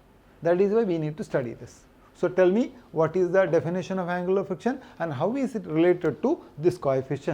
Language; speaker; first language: English; non-native, local second language; Malayalam